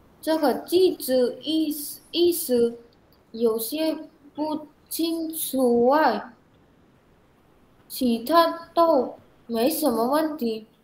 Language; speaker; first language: Chinese; non-native, learner; Indonesian